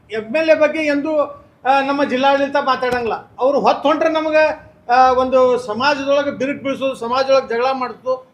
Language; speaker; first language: Kannada; native; Kannada